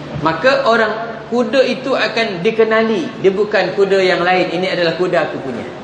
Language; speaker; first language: Malay; native; Malay